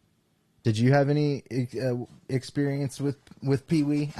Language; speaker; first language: English; native; English